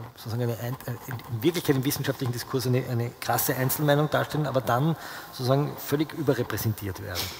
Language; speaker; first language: German; native; German